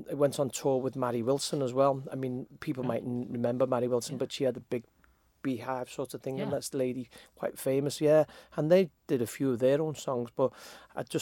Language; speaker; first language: English; native; English